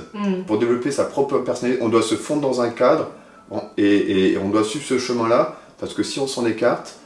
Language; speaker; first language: French; native; French